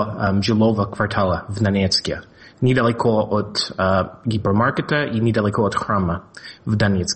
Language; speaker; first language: Russian; non-native, fluent; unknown